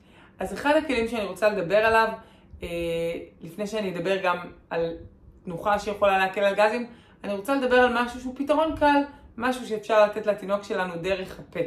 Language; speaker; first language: Hebrew; native; Hebrew